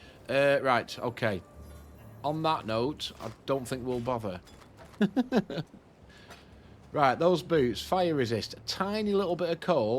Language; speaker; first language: English; native; English